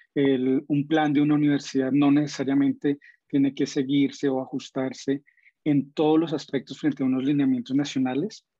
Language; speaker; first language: Spanish; native; Spanish